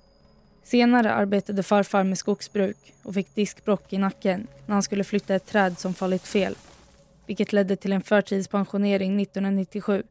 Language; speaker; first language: Swedish; early bilingual, heritage; Finnish